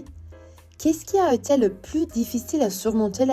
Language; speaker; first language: French; non-native, learner; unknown